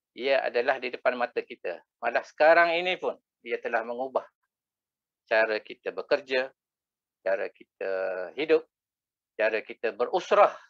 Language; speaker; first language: Malay; native; Malay